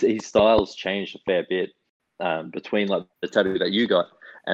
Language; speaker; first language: English; native; English